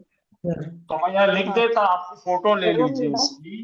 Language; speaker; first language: Hindi; native; Hindi